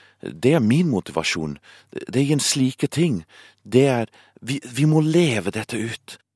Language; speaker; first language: Norwegian; non-native, fluent; English